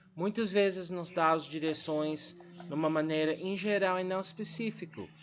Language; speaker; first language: Portuguese; non-native, learner; English